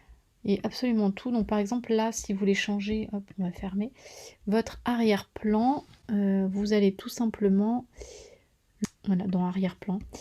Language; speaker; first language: French; native; French